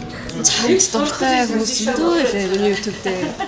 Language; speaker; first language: Mongolian; early bilingual, heritage; Korean